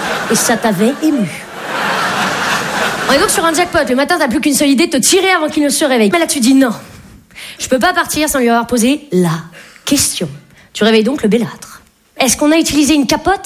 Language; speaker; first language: French; native; French